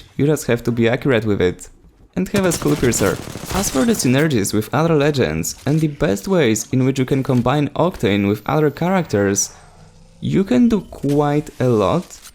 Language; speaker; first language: English; non-native, fluent; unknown